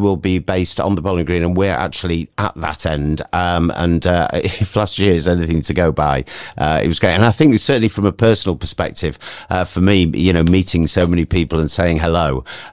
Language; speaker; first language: English; native; English